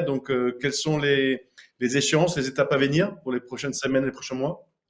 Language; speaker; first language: French; native; French